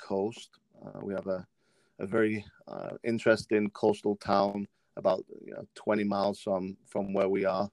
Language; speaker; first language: English; native; English